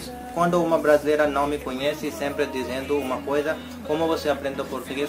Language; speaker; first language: Portuguese; non-native, learner; Hindi